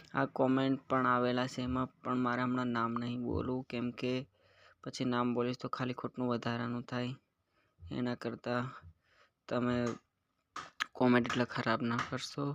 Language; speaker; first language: Gujarati; non-native, local second language; Bhili